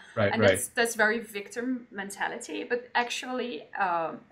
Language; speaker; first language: English; non-native, fluent; Dutch